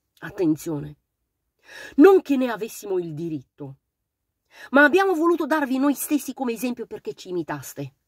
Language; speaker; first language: Italian; non-native, fluent; Romanian